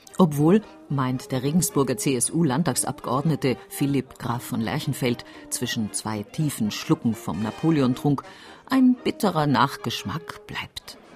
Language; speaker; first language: German; native; German